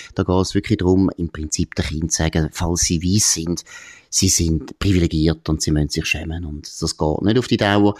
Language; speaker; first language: German; native; German